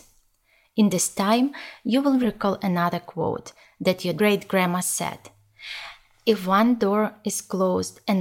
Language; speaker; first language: English; non-native, learner; Ukrainian